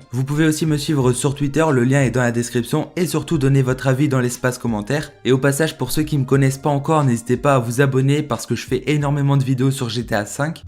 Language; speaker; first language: French; native; French